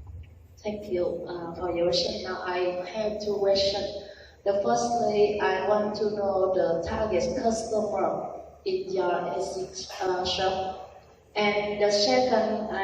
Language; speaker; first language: English; non-native, learner; Vietnamese